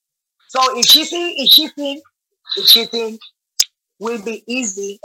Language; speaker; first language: English; non-native, learner; Spanish